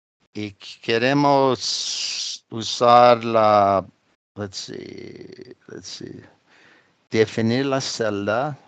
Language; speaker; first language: Spanish; non-native, fluent; English